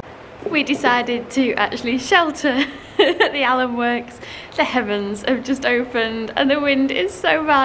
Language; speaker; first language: English; native; English